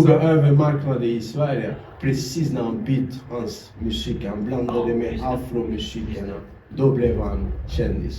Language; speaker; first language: Swedish; non-native, fluent; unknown